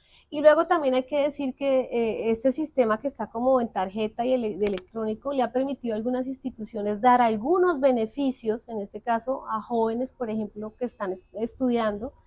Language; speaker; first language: Spanish; native; Spanish